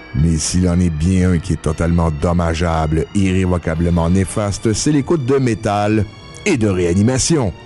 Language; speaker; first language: French; native; French